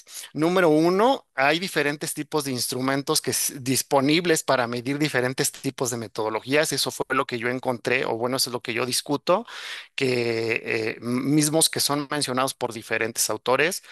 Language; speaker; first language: Spanish; native; Spanish